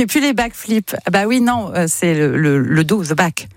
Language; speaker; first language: French; native; French